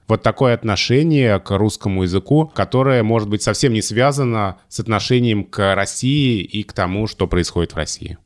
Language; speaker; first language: Russian; native; Russian